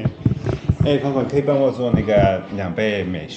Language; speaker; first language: Chinese; non-native, learner; Hindi